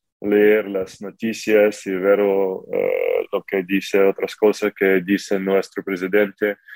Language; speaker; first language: Spanish; non-native, learner; Ukrainian